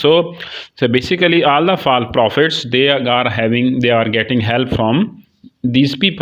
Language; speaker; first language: English; non-native, local second language; Urdu